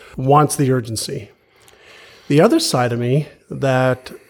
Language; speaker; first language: English; early bilingual, other home language; Hebrew